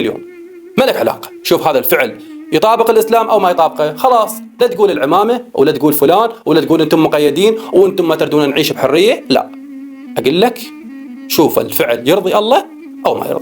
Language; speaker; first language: Arabic; native; Arabic